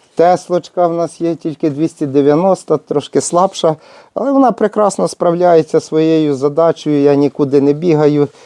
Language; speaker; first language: Ukrainian; native; Ukrainian